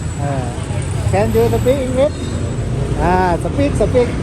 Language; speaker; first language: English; non-native, learner; Thai